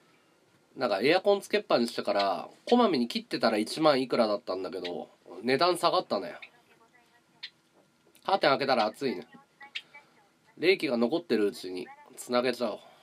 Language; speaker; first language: Japanese; native; Japanese